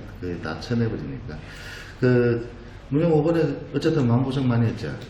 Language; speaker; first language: Korean; native; Korean